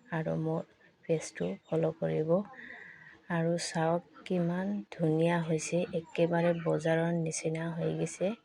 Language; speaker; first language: Assamese; native; Assamese